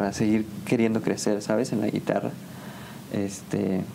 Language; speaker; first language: Spanish; native; Spanish